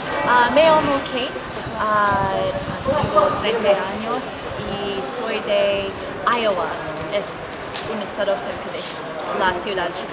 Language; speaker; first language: Spanish; non-native, fluent; English